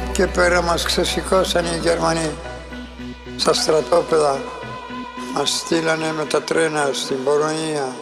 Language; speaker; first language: Greek; non-native, local second language; Ladino